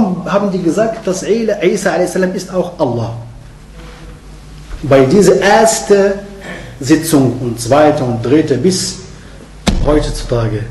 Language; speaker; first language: German; non-native, fluent; Arabic